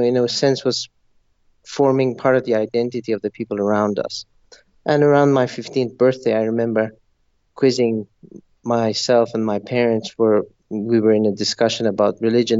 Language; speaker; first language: English; non-native, local second language; Persian